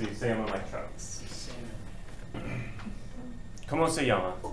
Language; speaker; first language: Spanish; non-native, fluent; English